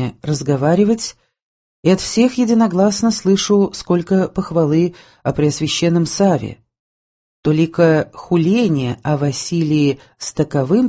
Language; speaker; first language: Russian; native; Russian